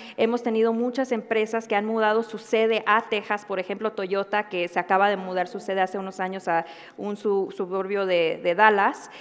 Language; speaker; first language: Spanish; early bilingual, heritage; Spanish